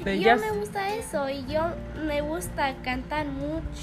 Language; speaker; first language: Spanish; early bilingual, heritage; English